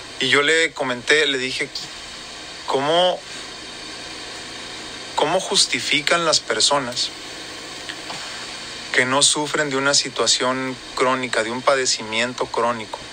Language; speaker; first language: Spanish; native; Spanish